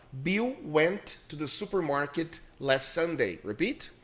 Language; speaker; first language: English; non-native, fluent; Portuguese